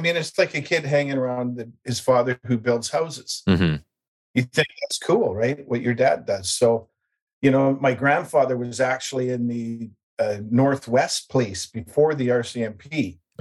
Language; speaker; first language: English; native; English